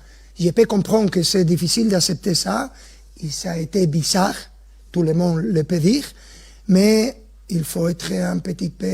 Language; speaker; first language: French; non-native, fluent; Spanish